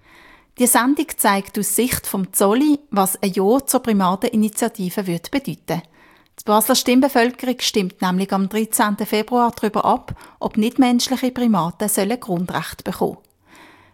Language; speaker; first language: German; native; German